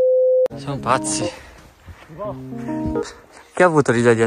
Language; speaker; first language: Italian; early bilingual, other home language; Chinese